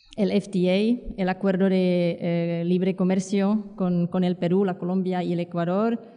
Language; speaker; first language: Spanish; non-native, fluent; Czech